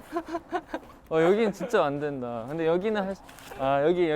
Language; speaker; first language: Korean; native; Korean